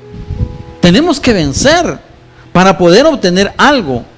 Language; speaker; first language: Spanish; native; Spanish